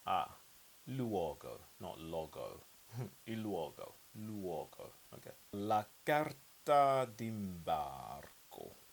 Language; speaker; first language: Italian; non-native, learner; English